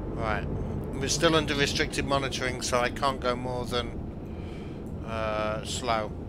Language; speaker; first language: English; native; English